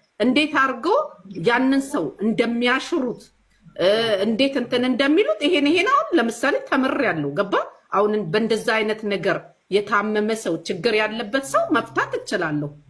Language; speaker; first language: Amharic; native; Amharic